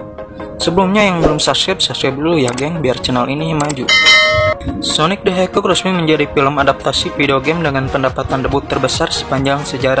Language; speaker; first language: Indonesian; native; Indonesian